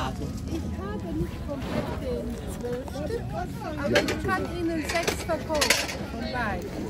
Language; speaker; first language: German; non-native, learner; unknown